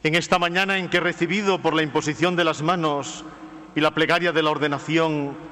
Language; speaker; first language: Spanish; native; Spanish